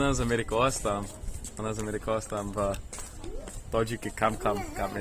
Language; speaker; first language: Persian; non-native, learner; English